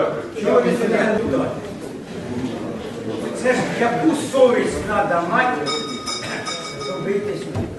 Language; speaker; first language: Ukrainian; native; Ukrainian